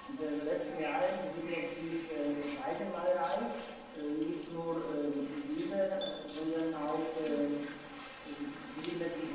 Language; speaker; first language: German; non-native, learner; Czech